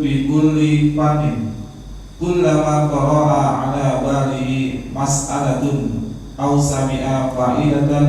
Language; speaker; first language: Arabic; non-native, learner; Indonesian